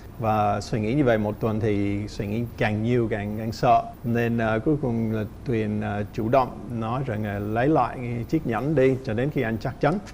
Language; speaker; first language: Vietnamese; non-native, fluent; English